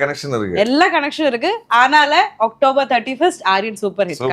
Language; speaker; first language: Tamil; non-native, learner; Malayalam